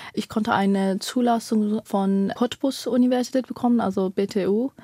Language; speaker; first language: German; non-native, fluent; Persian